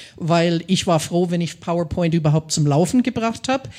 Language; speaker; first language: German; non-native, fluent; English